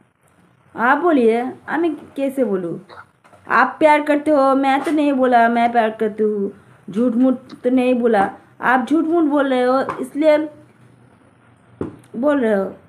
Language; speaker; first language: Hindi; non-native, local second language; Bangla